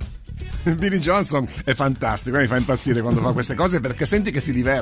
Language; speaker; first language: Italian; native; Italian